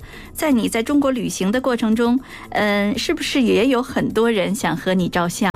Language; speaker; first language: Chinese; native; Chinese